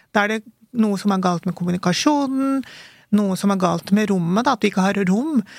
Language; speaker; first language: Norwegian; early bilingual, other home language; Urdu